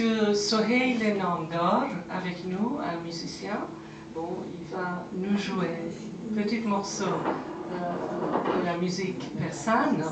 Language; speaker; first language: French; non-native, fluent; Persian